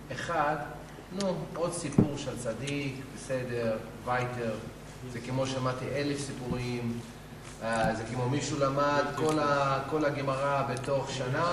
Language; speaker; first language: Hebrew; non-native, fluent; English